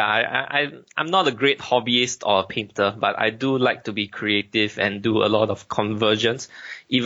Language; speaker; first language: English; native; English